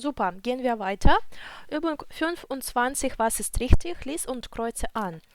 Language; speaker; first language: German; non-native, fluent; Ukrainian